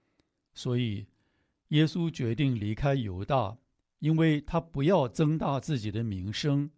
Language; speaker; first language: Chinese; native; Chinese